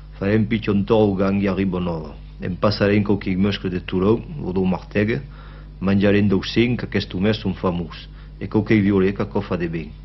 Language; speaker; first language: Occitan; native; Occitan